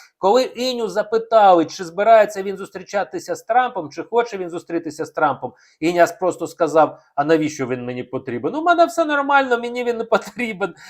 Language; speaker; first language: Ukrainian; non-native, local second language; Russian